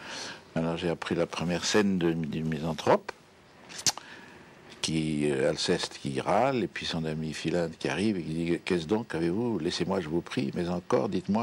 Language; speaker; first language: French; native; French